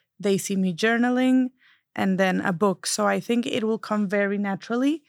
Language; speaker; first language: English; non-native, fluent; Spanish